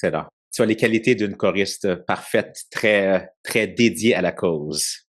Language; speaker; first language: French; native; French